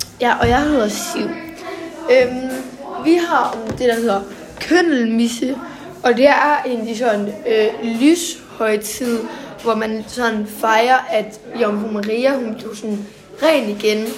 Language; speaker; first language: Danish; native; Danish